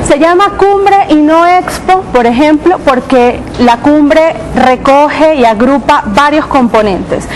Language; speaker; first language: Spanish; native; Spanish